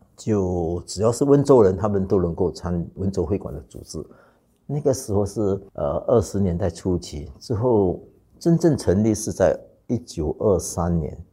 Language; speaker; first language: Chinese; non-native, local second language; Wu Chinese